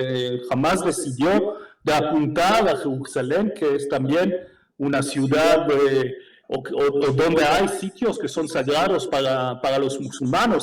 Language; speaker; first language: Spanish; non-native, fluent; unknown